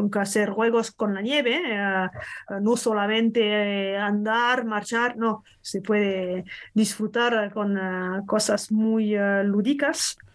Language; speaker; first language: Spanish; non-native, learner; French